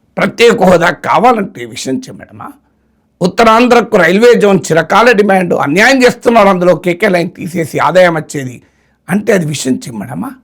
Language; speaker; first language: Telugu; native; Telugu